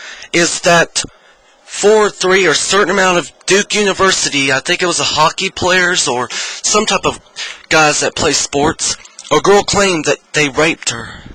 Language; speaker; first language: English; native; English